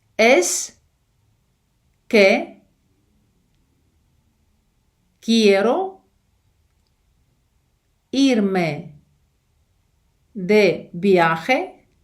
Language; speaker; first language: Spanish; non-native, fluent; Ukrainian